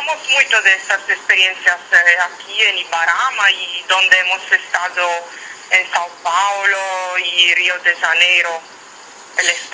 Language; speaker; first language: Spanish; non-native, learner; Italian